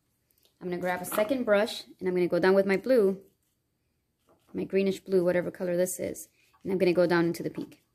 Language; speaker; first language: English; native; English